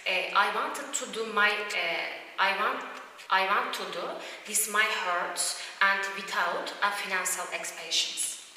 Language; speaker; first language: English; non-native, learner; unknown